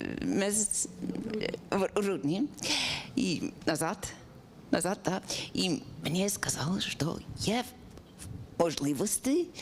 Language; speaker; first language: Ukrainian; non-native, learner; English